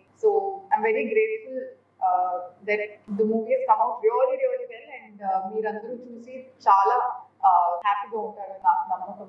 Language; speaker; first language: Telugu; non-native, local second language; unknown